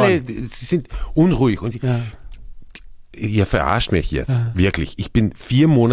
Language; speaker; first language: German; non-native, fluent; Croatian